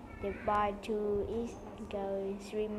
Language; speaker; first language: English; non-native, learner; Vietnamese